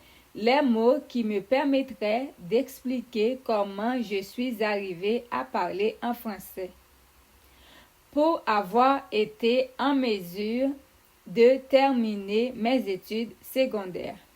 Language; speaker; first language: French; non-native, fluent; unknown